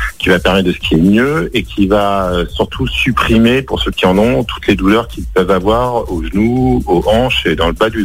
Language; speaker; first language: French; native; French